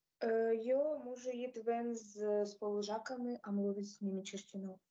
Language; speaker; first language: Czech; non-native, learner; Ukrainian